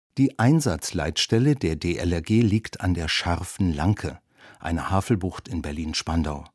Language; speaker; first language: German; native; German